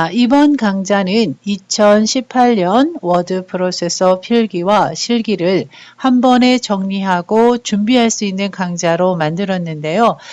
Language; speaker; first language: Korean; native; Korean